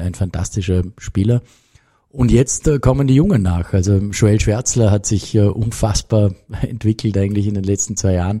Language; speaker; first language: German; native; German